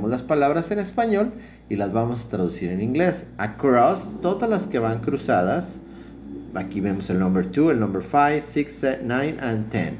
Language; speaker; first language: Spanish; native; Spanish